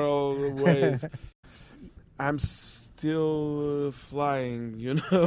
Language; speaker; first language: English; non-native, fluent; Portuguese